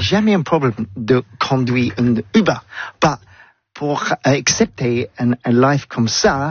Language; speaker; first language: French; non-native, learner; English